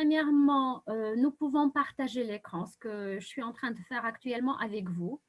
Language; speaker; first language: French; non-native, fluent; Polish